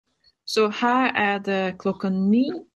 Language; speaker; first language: Danish; non-native, learner; Swedish